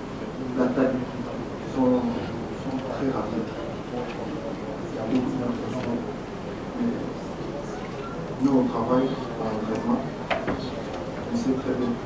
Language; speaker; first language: French; non-native, local second language; Lingala